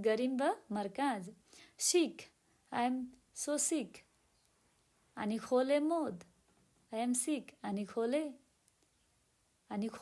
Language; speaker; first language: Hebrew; non-native, learner; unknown